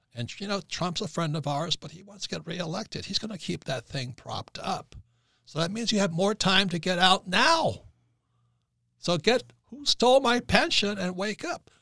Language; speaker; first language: English; native; English